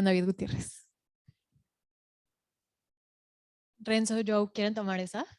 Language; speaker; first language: Spanish; native; Spanish